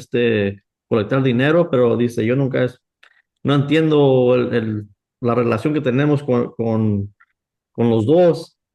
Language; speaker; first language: Spanish; early bilingual, heritage; Spanish